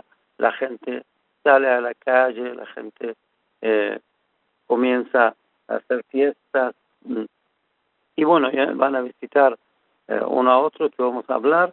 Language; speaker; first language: Spanish; non-native, fluent; Persian